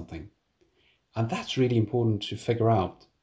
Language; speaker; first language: English; non-native, fluent; Persian